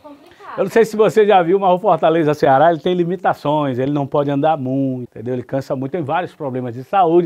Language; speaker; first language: Portuguese; native; Portuguese